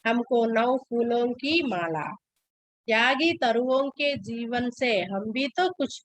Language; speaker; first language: Hindi; non-native, local second language; Telugu